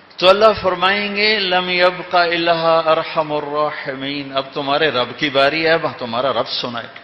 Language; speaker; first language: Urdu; non-native, local second language; Punjabi